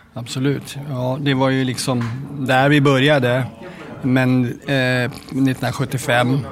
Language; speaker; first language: Swedish; native; Swedish